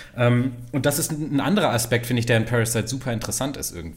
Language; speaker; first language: German; native; German